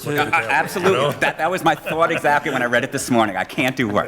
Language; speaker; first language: English; native; English